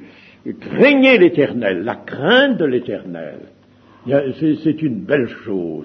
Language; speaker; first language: French; native; French